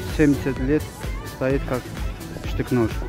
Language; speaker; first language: Russian; non-native, learner; Azerbaijani